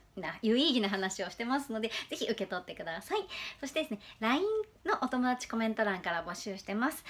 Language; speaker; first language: Japanese; native; Japanese